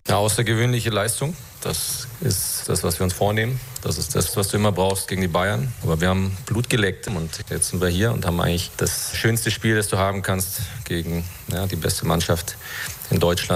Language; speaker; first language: German; native; German